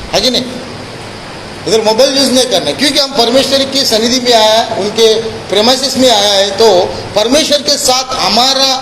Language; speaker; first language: Hindi; non-native, local second language; Telugu